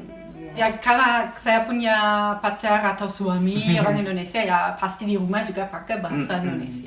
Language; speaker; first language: Indonesian; non-native, fluent; German